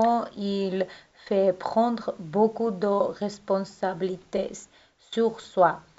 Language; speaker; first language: French; non-native, learner; Russian